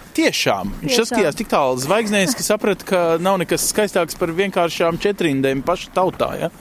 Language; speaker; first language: Latvian; native; Latvian